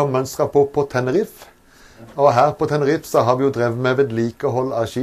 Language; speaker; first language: Norwegian; native; Norwegian